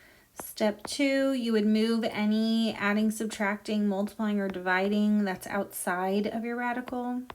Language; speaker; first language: English; native; English